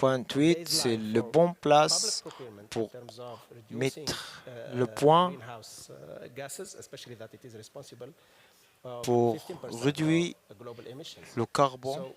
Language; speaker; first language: French; non-native, learner; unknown